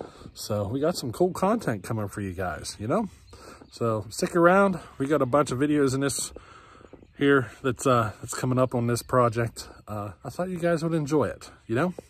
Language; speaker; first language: English; native; English